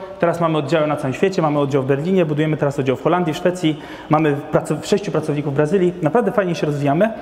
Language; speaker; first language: Polish; non-native, fluent; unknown